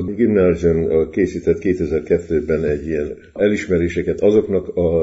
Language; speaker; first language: Hungarian; early bilingual, heritage; Hungarian